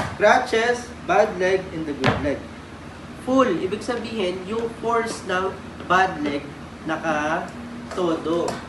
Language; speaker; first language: Filipino; native; Filipino